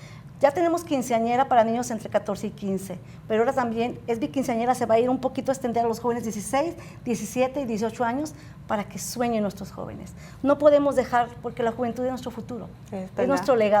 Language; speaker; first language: Spanish; native; Spanish